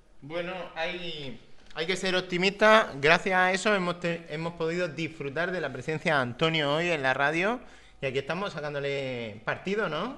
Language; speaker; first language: Spanish; native; Spanish